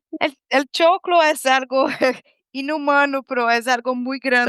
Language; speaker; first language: Spanish; non-native, fluent; Portuguese